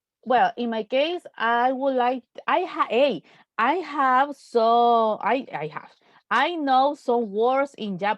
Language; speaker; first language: English; non-native, fluent; Spanish